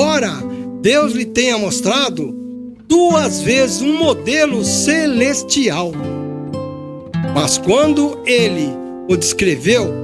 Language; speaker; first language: Portuguese; native; Portuguese